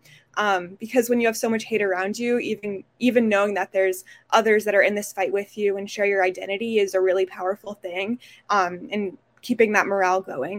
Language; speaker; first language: English; native; English